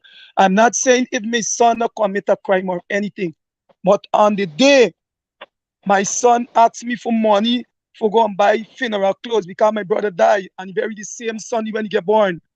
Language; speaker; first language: English; native; English